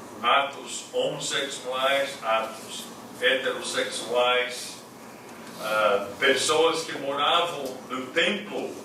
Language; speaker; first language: Portuguese; non-native, fluent; English